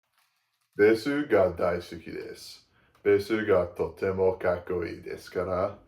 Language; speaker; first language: Japanese; non-native, learner; English